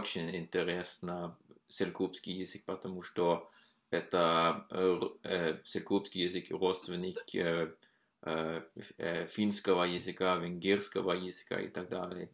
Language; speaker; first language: Russian; non-native, fluent; Norwegian